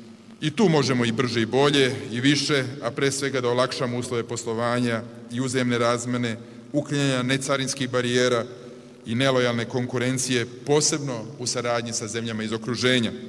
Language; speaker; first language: Serbian; native; Serbian